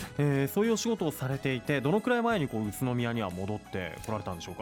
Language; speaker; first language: Japanese; native; Japanese